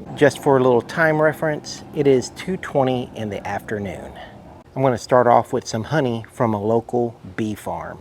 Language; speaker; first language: English; native; English